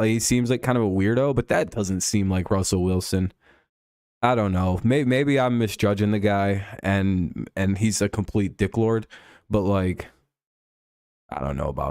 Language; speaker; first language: English; native; English